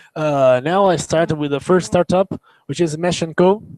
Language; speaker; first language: English; non-native, learner; Italian